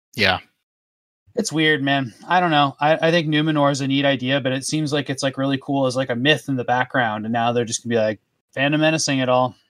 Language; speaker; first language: English; native; English